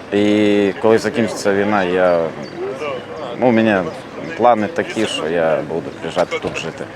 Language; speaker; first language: Ukrainian; non-native, learner; Lithuanian